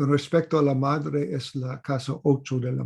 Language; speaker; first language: Spanish; non-native, fluent; English